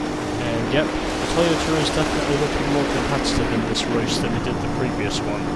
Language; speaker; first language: English; native; English